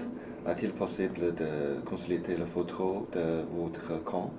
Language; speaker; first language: French; non-native, learner; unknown